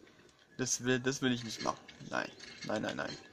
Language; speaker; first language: German; native; German